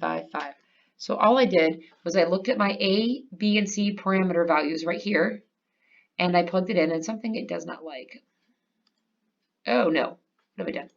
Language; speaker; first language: English; native; English